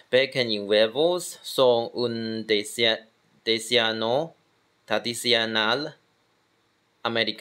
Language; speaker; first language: Spanish; non-native, learner; Chinese